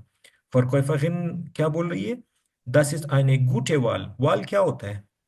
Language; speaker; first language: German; non-native, fluent; Urdu